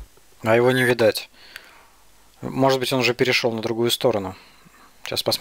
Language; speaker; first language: Russian; native; Russian